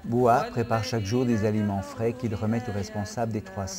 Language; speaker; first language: French; native; French